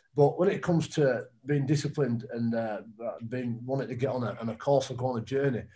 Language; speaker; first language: English; native; English